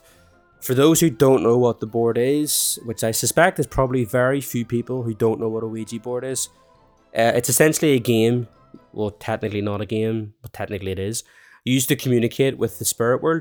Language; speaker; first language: English; native; English